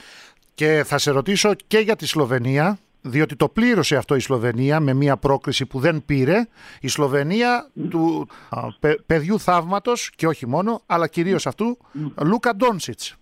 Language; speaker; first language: Greek; native; Greek